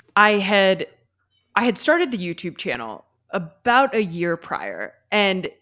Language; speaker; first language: English; native; English